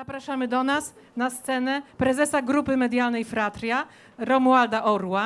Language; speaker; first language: Polish; native; Polish